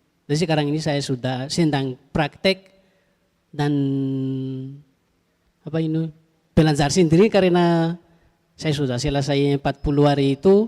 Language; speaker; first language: Indonesian; non-native, learner; Malagasy